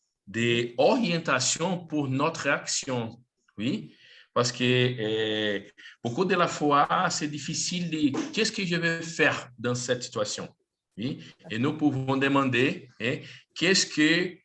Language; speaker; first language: French; non-native, learner; Portuguese